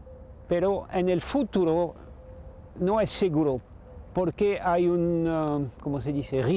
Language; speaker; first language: Spanish; non-native, fluent; French